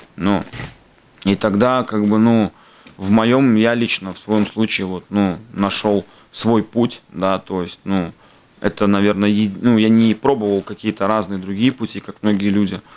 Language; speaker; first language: Russian; native; Russian